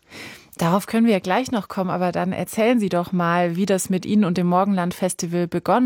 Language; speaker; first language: German; native; German